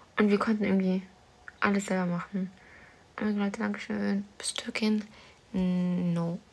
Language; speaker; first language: German; early bilingual, other home language; Persian